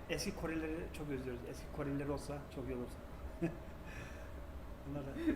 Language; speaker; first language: Turkish; native; Turkish